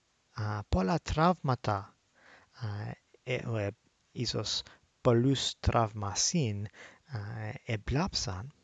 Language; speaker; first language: Greek; non-native, fluent; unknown